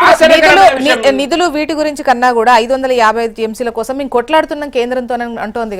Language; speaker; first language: Telugu; native; Telugu